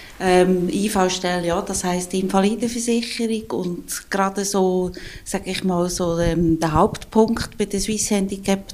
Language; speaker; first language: German; native; German